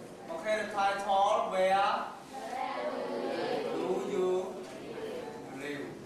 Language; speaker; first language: English; non-native, learner; Khmer